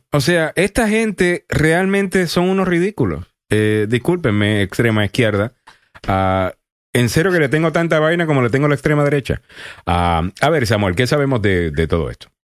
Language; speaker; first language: Spanish; native; Spanish